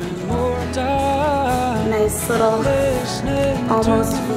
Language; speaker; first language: English; native; English